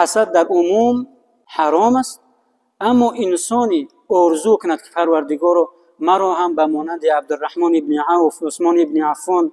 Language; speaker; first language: Persian; native; Persian